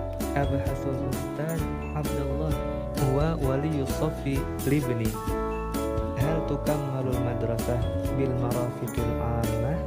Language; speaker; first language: Arabic; non-native, learner; Indonesian